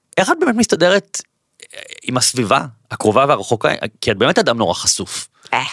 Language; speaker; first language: Hebrew; native; Hebrew